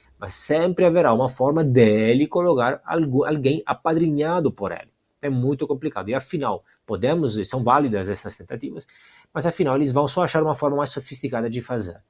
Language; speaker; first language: Portuguese; non-native, fluent; Italian